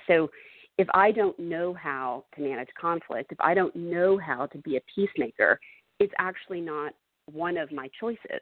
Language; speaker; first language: English; native; English